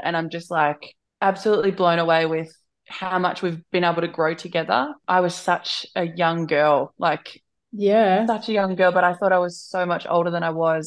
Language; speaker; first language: English; native; English